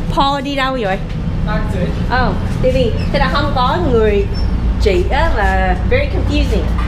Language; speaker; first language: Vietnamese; early bilingual, heritage; English